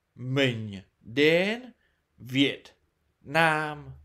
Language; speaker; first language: Vietnamese; non-native, fluent; French